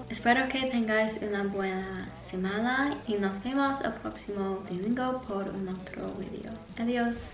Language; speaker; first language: Spanish; non-native, learner; English